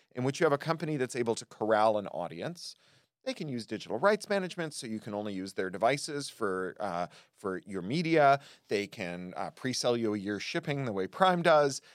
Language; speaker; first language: English; native; English